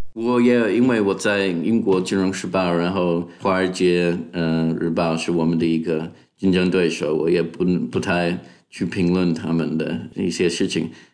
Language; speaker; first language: Chinese; non-native, fluent; English